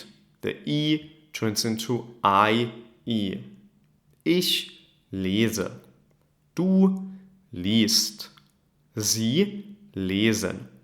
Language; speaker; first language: German; non-native, fluent; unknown